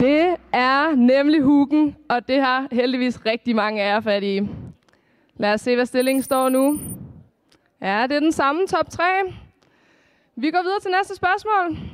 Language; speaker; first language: Danish; native; Danish